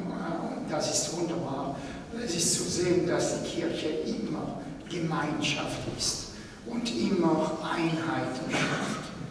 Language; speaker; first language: German; non-native, fluent; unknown